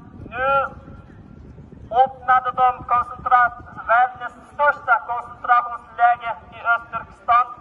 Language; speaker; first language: Swedish; non-native, learner; Uyghur